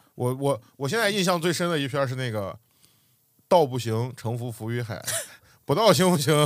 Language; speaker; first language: Chinese; native; Chinese